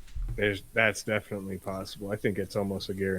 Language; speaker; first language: English; native; English